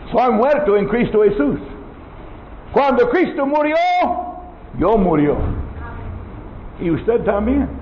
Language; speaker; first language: Spanish; non-native, learner; English